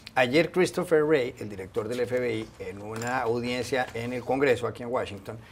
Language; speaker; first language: Spanish; native; Spanish